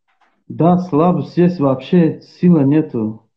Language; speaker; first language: Russian; non-native, learner; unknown